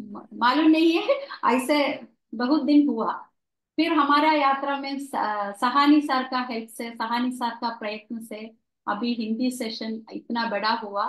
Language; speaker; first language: Hindi; non-native, local second language; Malayalam